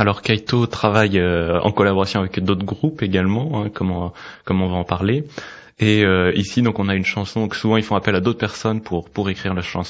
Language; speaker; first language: French; native; French